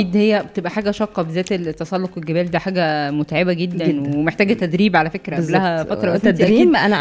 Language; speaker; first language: Arabic; native; Arabic